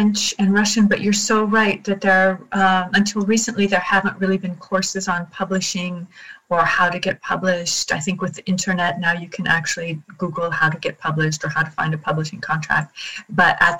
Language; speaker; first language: English; native; English